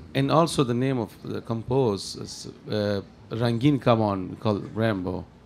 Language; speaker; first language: English; non-native, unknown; Persian